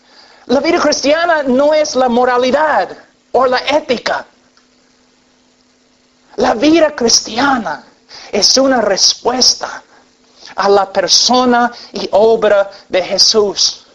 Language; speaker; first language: Spanish; non-native, fluent; English